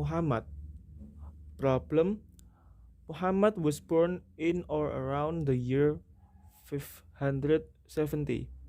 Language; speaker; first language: English; non-native, learner; Indonesian